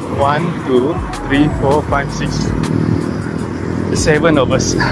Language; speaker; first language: English; non-native, local second language; Malay